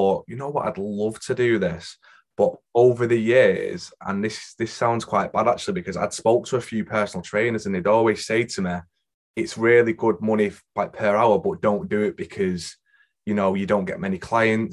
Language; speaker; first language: English; native; English